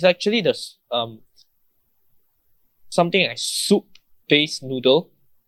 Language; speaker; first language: English; non-native, local second language; Chinese